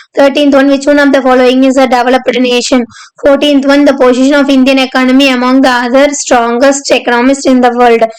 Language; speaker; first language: English; non-native, local second language; Tamil